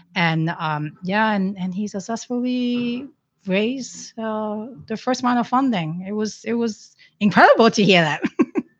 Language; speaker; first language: English; non-native, local second language; Cantonese